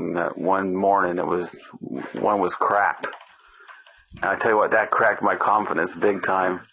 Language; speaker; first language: English; native; English